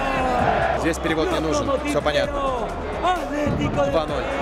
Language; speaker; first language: Russian; native; Russian